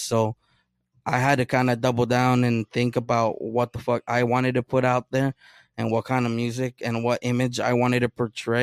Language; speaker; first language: English; early bilingual, other home language; Spanish